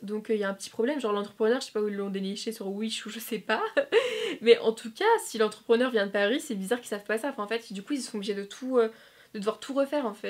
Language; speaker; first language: French; native; French